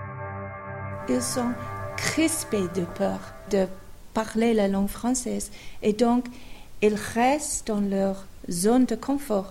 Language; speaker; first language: French; non-native, fluent; English